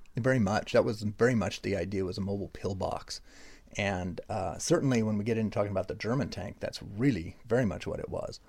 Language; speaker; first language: English; native; English